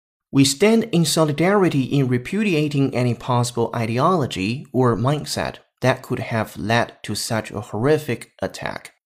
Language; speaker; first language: English; non-native, fluent; Chinese